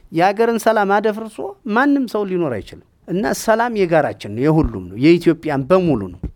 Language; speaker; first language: Amharic; native; Amharic